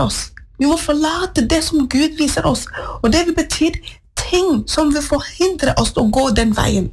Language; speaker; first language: Norwegian; non-native, fluent; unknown